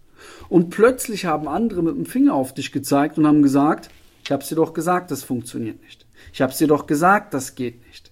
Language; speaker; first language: German; native; German